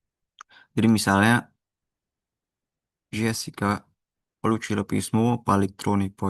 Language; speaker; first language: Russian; non-native, learner; Indonesian